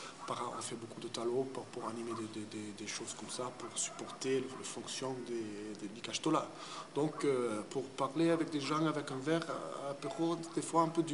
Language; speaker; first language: French; early bilingual, heritage; English